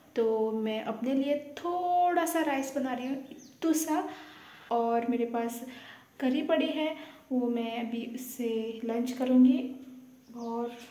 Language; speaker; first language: Hindi; non-native, local second language; Konkani